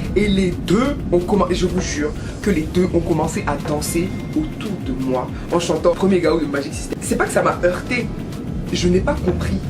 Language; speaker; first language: French; native; French